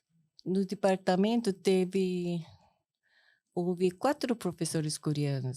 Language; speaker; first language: Portuguese; non-native, fluent; Korean